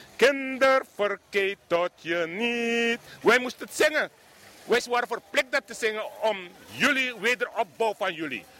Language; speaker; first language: Dutch; non-native, local second language; Sranan Tongo